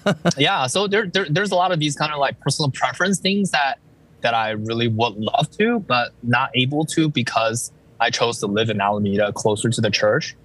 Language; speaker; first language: English; early bilingual, other home language; Chinese